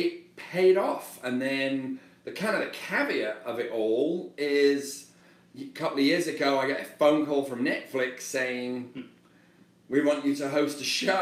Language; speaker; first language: English; native; English